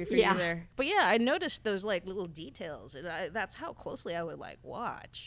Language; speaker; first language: English; non-native, local second language; Filipino